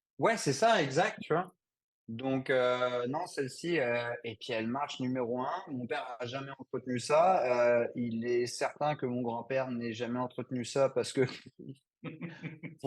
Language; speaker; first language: French; native; French